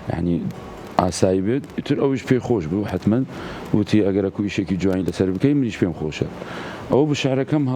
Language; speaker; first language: Central Kurdish; non-native, local second language; Southern Kurdish